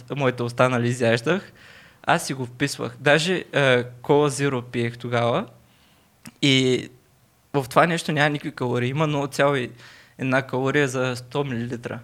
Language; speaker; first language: Bulgarian; non-native, local second language; Turkish